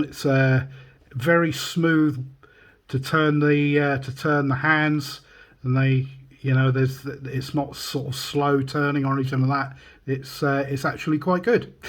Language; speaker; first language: English; native; English